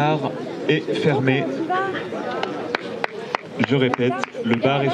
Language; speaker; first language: French; native; French